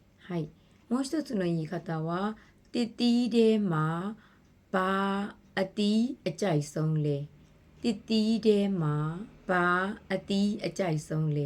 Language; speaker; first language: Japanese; non-native, fluent; Burmese